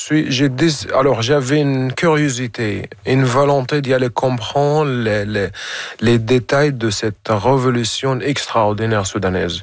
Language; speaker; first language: French; non-native, fluent; Arabic